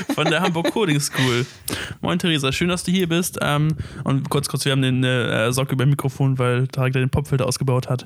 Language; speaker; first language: German; native; German